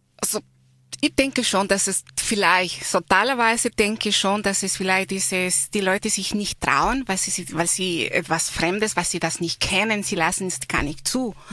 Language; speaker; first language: German; non-native, fluent; Spanish